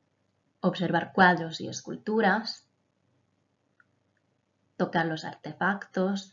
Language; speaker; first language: Spanish; non-native, fluent; Croatian